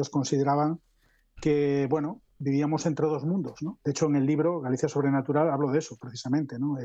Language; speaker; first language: Spanish; native; Spanish